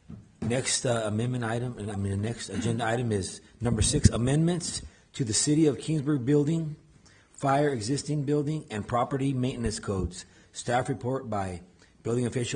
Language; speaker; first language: English; native; English